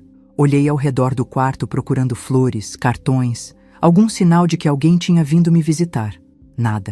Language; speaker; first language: Portuguese; native; Portuguese